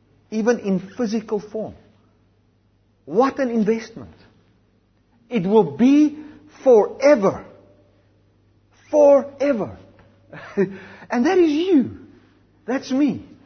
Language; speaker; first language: English; non-native, local second language; Afrikaans